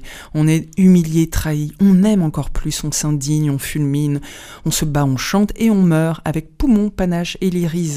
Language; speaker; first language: French; native; French